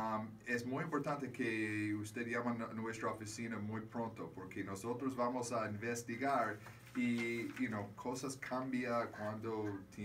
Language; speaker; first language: Spanish; non-native, learner; English